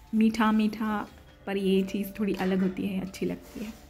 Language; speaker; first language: Hindi; non-native, local second language; Gujarati